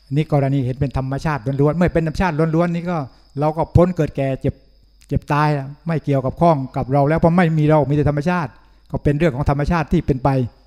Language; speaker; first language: Thai; native; Thai